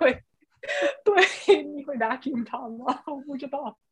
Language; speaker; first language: Chinese; non-native, fluent; English